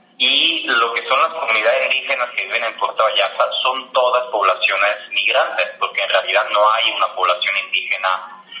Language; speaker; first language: Spanish; non-native, fluent; Italian